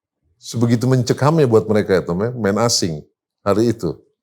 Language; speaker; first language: Indonesian; native; Indonesian